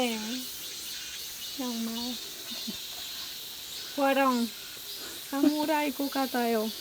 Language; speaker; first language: Korean; non-native, learner; French